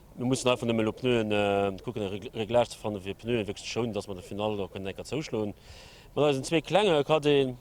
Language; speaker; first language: Luxembourgish; native; Luxembourgish